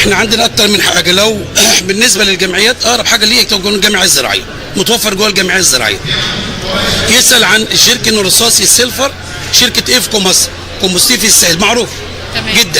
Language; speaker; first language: Arabic; native; Arabic